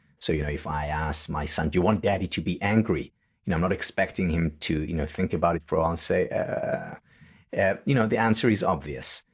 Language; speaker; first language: English; non-native, fluent; Hebrew